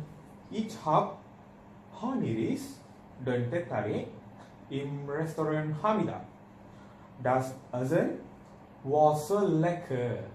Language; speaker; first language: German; non-native, learner; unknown